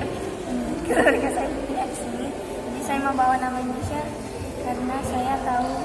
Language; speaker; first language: Indonesian; early bilingual, heritage; Indonesian